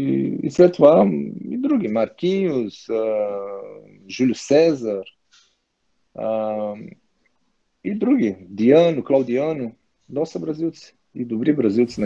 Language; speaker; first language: Bulgarian; non-native, learner; Portuguese